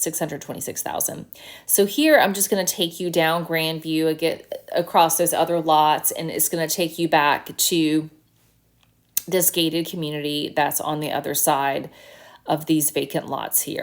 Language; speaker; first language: English; native; English